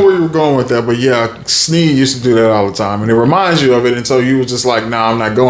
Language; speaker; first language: English; native; English